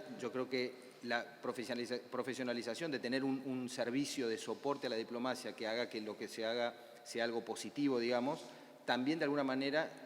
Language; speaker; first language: Spanish; native; Spanish